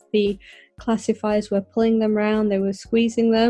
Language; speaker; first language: English; native; English